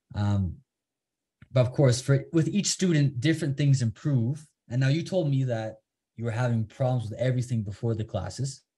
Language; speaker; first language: English; native; English